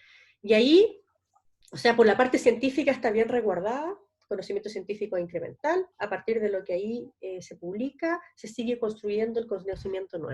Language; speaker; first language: Spanish; native; Spanish